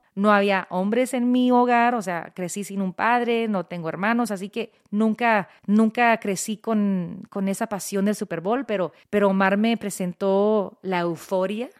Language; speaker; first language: Spanish; early bilingual, heritage; Spanish